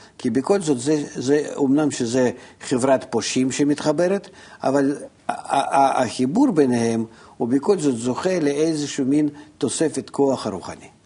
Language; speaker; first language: Hebrew; non-native, fluent; Russian